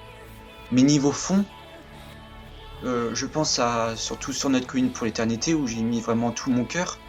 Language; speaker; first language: French; native; French